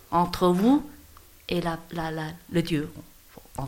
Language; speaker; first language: French; non-native, learner; Chinese